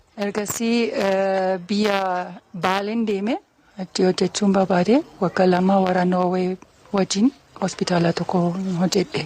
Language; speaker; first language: Oromo; non-native, fluent; German